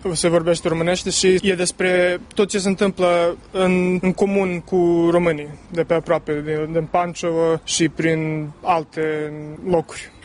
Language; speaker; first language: Romanian; early bilingual, heritage; Romanian